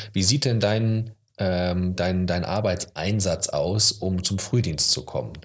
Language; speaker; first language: German; native; German